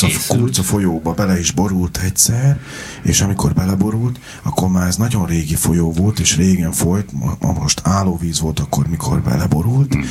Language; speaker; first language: Hungarian; native; Hungarian